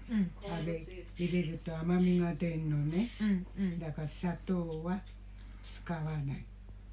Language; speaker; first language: Japanese; native; Japanese